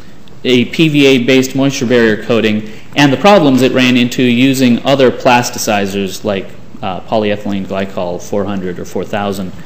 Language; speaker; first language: English; native; English